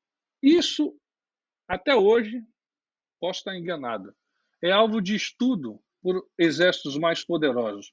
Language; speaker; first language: Portuguese; native; Portuguese